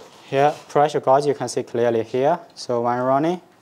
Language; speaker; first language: English; non-native, fluent; Chinese